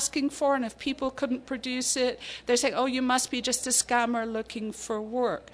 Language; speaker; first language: English; native; English